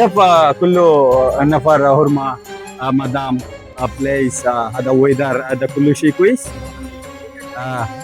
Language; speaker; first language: Arabic; non-native, learner; Bangla